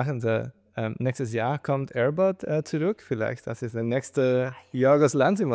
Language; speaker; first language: German; non-native, fluent; Spanish